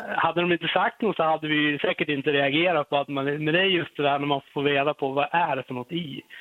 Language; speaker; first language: Swedish; native; Swedish